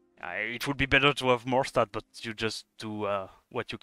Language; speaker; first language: English; non-native, fluent; French